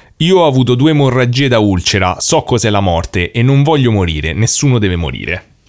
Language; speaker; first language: Italian; native; Italian